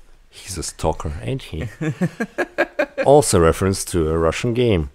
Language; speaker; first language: English; non-native, fluent; Russian